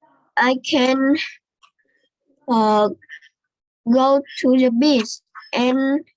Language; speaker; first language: English; non-native, learner; Vietnamese